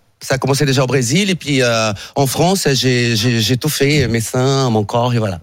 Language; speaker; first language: French; non-native, fluent; Portuguese